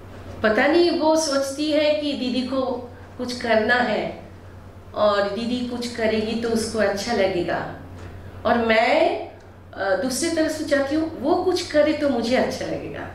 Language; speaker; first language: Hindi; non-native, local second language; Bangla